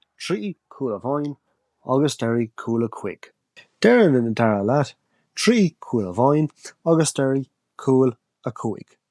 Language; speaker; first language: Irish; non-native, local second language; English